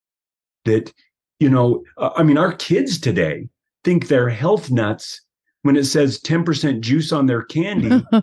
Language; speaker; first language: English; native; English